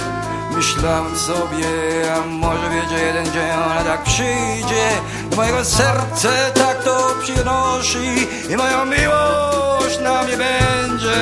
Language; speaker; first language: Polish; early bilingual, heritage; English